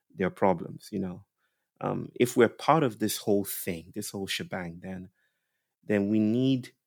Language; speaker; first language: English; non-native, local second language; Yoruba